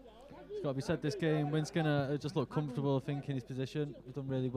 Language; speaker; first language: English; native; English